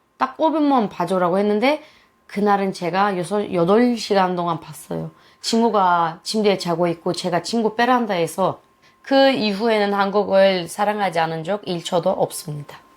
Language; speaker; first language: Korean; non-native, fluent; Turkish